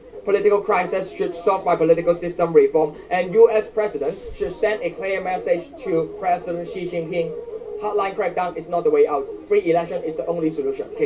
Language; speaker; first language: English; non-native, local second language; Cantonese